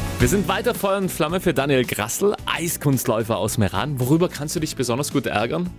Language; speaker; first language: German; native; German